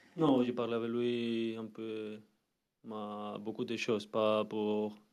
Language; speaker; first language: French; non-native, learner; Spanish